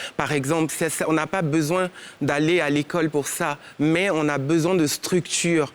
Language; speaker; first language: French; native; French